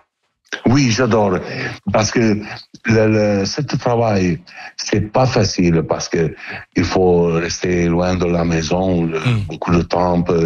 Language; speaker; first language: French; non-native, learner; Italian